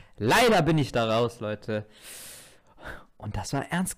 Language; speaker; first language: German; native; German